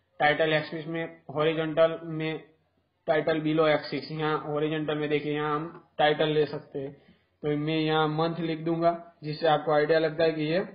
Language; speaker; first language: Hindi; non-native, local second language; Gujarati